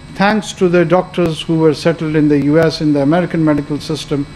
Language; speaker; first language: English; non-native, local second language; Pashto